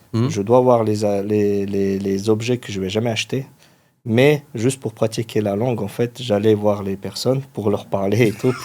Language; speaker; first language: French; non-native, fluent; Ingush